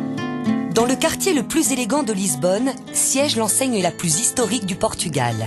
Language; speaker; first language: French; native; French